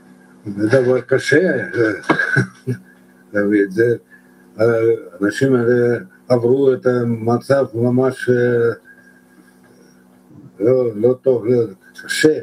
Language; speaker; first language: Hebrew; non-native, learner; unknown